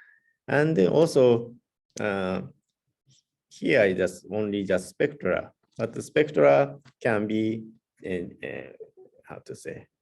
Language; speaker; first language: English; non-native, learner; Japanese